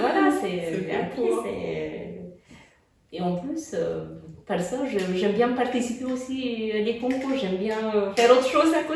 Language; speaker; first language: French; non-native, fluent; Romanian